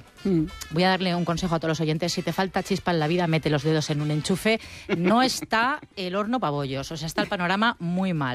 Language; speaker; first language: Spanish; native; Spanish